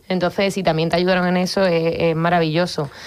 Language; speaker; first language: Spanish; native; Spanish